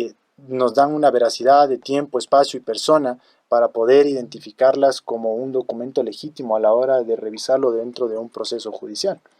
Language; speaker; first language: Spanish; native; Spanish